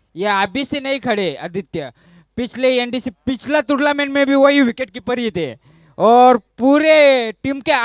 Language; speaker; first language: Hindi; non-native, local second language; Marathi